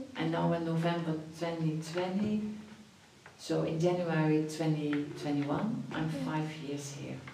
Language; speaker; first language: English; non-native, fluent; Dutch